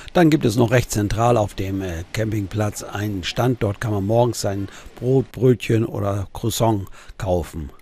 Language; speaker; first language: German; native; German